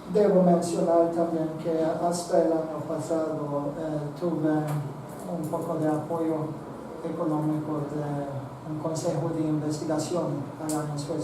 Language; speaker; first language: Spanish; non-native, fluent; Swedish